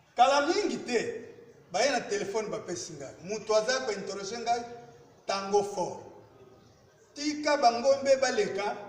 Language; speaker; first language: Lingala; non-native, local second language; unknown